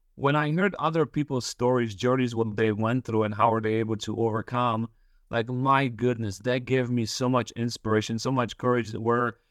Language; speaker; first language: English; early bilingual, other home language; Polish